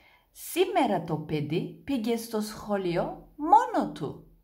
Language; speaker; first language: Greek; non-native, fluent; Turkish